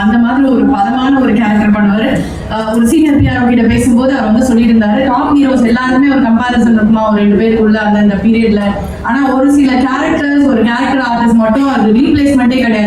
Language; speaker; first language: Tamil; native; Tamil